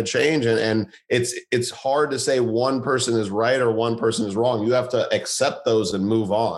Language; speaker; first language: English; native; English